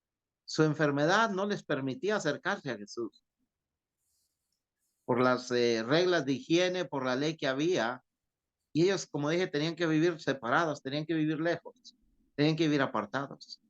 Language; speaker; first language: Spanish; native; Spanish